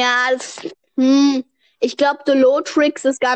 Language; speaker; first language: German; native; German